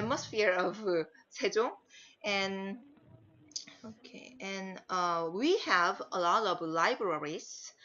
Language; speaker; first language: English; non-native, learner; Korean